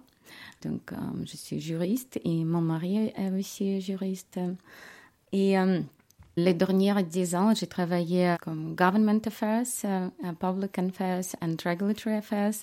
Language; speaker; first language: French; non-native, learner; Ukrainian